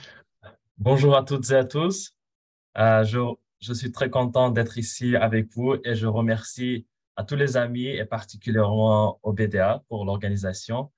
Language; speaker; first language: French; non-native, fluent; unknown